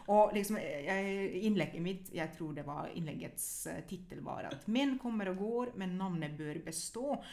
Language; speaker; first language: Norwegian; non-native, fluent; Finnish